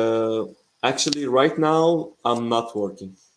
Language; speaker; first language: English; non-native, fluent; Arabic